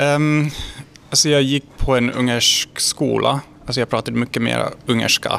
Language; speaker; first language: Swedish; non-native, fluent; Hungarian